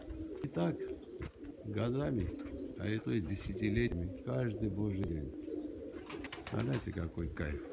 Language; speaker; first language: Russian; native; Russian